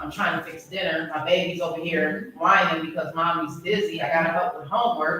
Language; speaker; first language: English; native; English